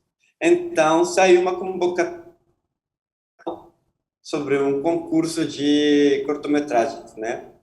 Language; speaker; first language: Portuguese; non-native, fluent; Spanish